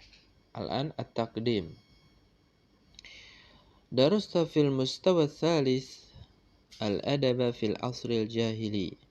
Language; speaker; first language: Arabic; non-native, fluent; Indonesian